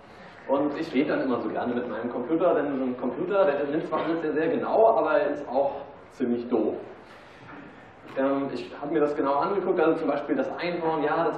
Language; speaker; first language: German; native; German